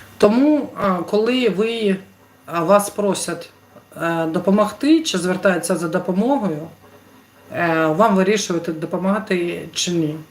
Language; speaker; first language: Ukrainian; non-native, local second language; Russian